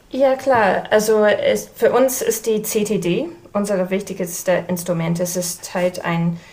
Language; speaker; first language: German; non-native, fluent; English